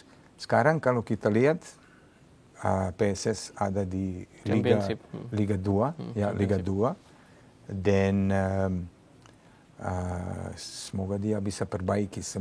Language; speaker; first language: Indonesian; non-native, fluent; Serbian